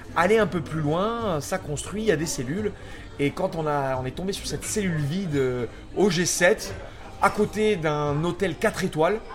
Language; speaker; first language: French; native; French